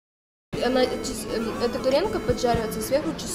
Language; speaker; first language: Russian; native; Russian